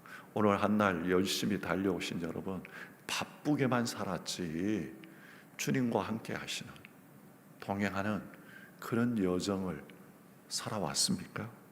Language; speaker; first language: Korean; native; Korean